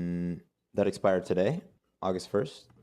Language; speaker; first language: English; native; English